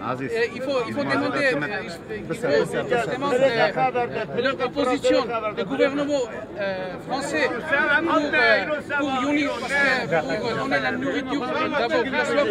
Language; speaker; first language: French; non-native, learner; Kurdish